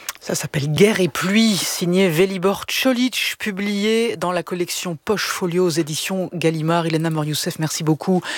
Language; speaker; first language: French; native; French